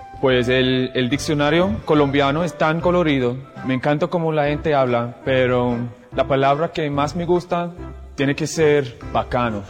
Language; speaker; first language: Spanish; non-native, fluent; English